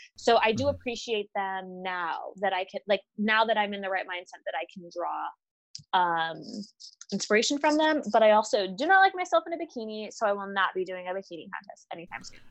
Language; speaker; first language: English; native; English